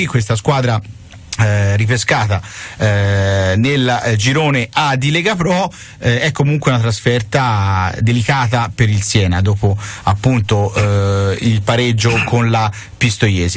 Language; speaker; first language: Italian; native; Italian